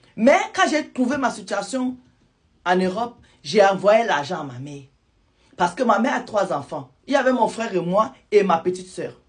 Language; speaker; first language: French; non-native, local second language; Lingala